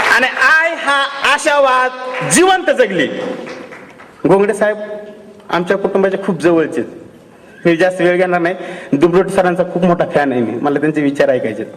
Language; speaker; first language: Marathi; non-native, local second language; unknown